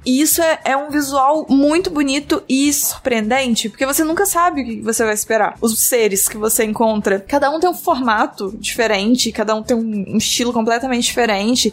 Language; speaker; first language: Portuguese; native; Portuguese